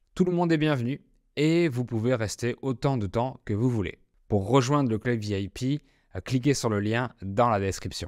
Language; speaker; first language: French; native; French